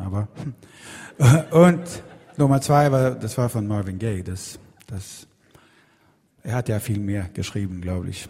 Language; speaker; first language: German; non-native, fluent; Swedish